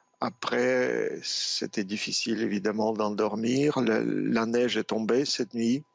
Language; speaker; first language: French; non-native, fluent; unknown